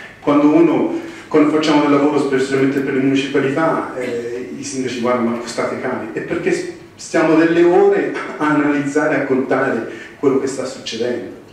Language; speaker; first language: Italian; early bilingual, heritage; English